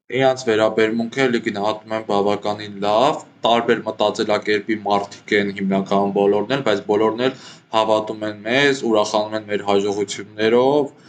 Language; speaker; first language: Armenian; native; Armenian